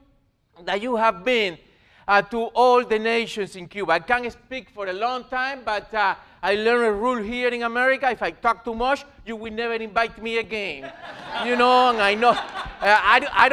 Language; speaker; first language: English; non-native, learner; Spanish